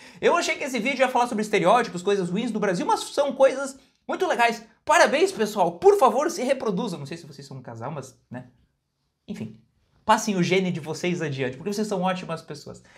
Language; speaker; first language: Portuguese; native; Portuguese